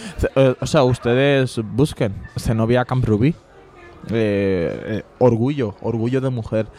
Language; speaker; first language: Spanish; early bilingual, other home language; Bangla